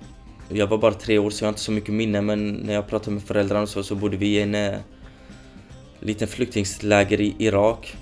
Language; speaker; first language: Swedish; early bilingual, other home language; Kurdish